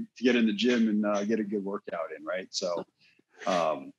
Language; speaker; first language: English; native; English